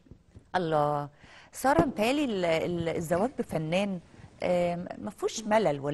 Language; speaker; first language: Arabic; native; Arabic